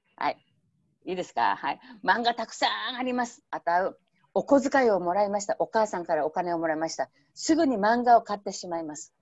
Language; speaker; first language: Japanese; native; Japanese